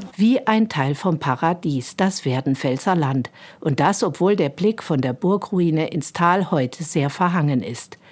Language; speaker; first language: German; native; German